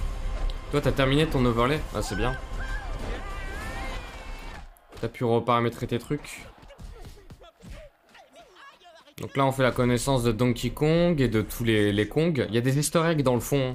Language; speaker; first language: French; native; French